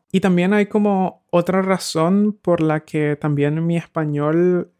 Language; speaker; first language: Spanish; native; Spanish